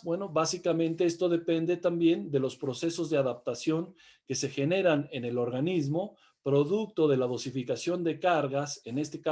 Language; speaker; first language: Spanish; native; Spanish